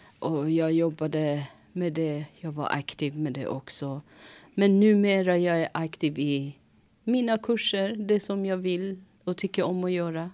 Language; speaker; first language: Swedish; non-native, fluent; Persian